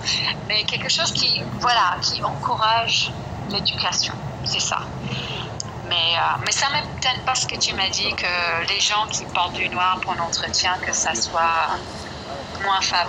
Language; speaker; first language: French; non-native, fluent; English